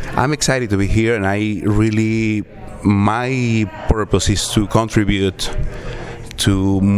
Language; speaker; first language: English; non-native, learner; Spanish